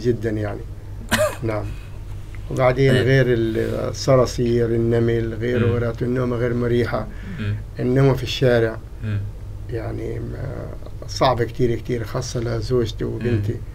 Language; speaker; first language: Arabic; native; Arabic